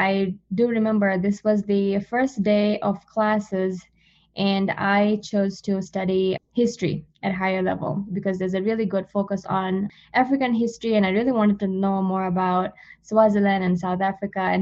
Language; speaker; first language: English; non-native, fluent; Divehi